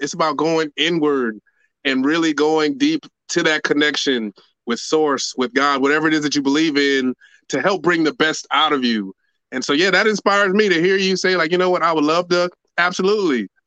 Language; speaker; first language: English; native; English